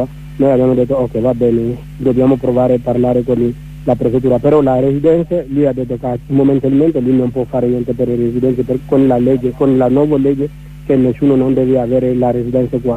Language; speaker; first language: Italian; non-native, learner; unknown